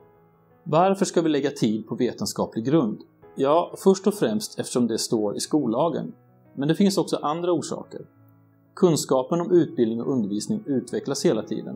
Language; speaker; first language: Swedish; native; Swedish